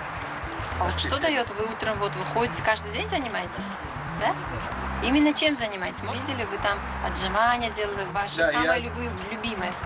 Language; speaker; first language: Russian; non-native, local second language; Uzbek